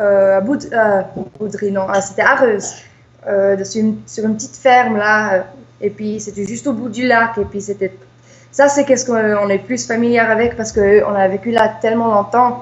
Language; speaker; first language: French; early bilingual, heritage; English